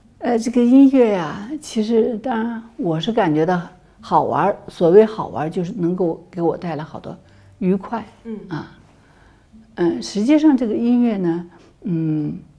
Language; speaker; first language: Chinese; native; Chinese